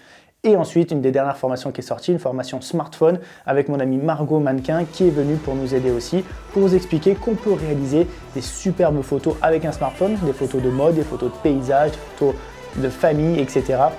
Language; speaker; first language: French; native; French